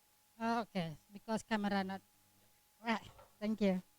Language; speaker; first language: English; non-native, learner; Indonesian